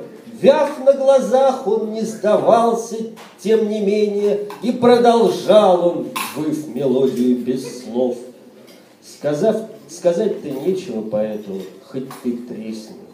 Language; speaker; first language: Russian; native; Russian